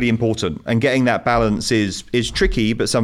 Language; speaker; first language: English; native; English